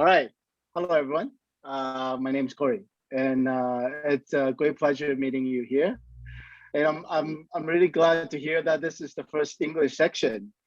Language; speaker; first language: English; non-native, fluent; Chinese